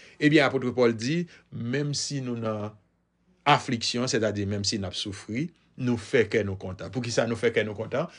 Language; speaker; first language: French; non-native, local second language; Haitian Creole